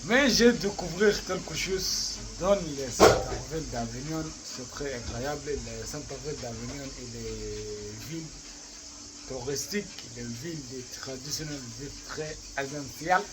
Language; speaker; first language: French; non-native, learner; Arabic